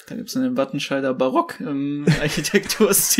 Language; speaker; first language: German; native; German